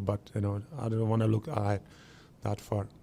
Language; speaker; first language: English; non-native, fluent; Czech